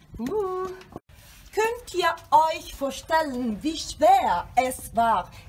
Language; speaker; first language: German; non-native, fluent; Italian